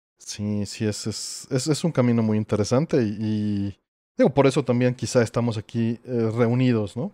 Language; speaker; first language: Spanish; native; Spanish